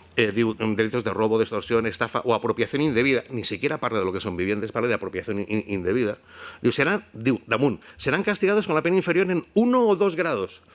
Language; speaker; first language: Spanish; non-native, local second language; Catalan